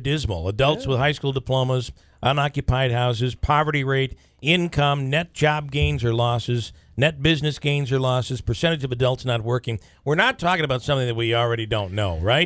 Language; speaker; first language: English; native; English